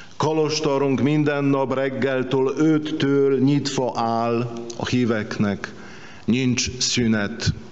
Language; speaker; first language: Hungarian; non-native, fluent; Polish